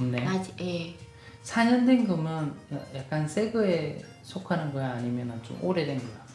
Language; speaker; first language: Korean; native; Korean